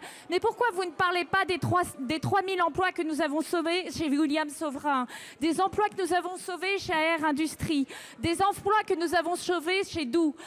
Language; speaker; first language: French; native; French